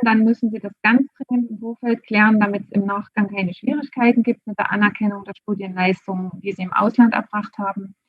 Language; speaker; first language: German; native; German